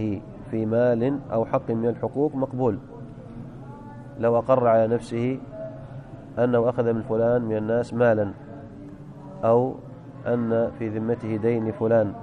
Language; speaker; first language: Arabic; native; Arabic